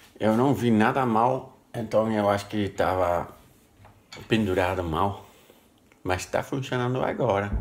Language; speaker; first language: Portuguese; non-native, learner; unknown